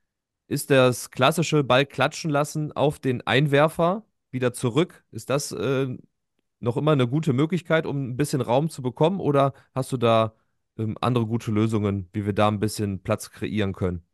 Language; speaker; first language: German; native; German